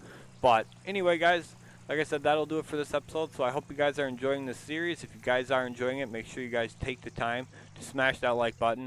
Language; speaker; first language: English; native; English